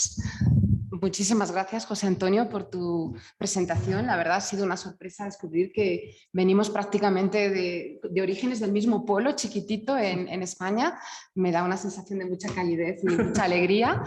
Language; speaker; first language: Spanish; native; Spanish